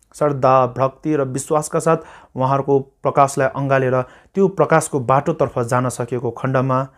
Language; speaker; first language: Nepali; non-native, local second language; Sherpa